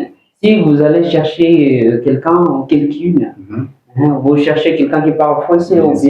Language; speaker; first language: French; non-native, fluent; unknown